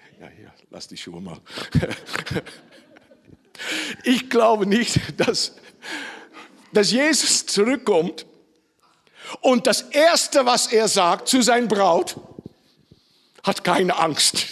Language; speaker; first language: German; non-native, fluent; Dutch